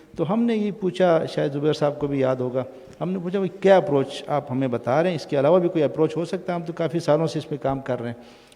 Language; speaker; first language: Urdu; non-native, local second language; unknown